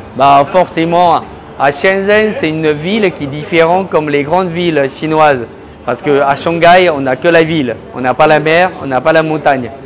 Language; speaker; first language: French; early bilingual, other home language; Chinese